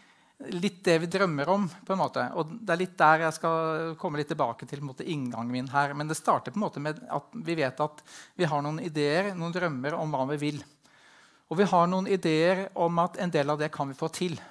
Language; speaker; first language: Norwegian; native; Norwegian